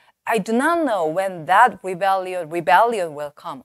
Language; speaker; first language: English; non-native, fluent; Korean